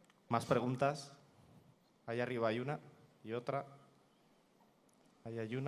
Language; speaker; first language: Spanish; native; Spanish